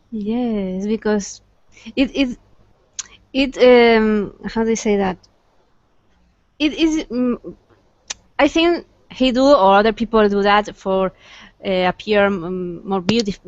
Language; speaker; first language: English; non-native, fluent; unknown